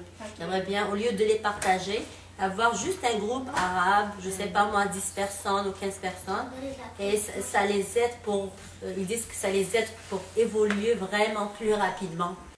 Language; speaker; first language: French; non-native, local second language; Arabic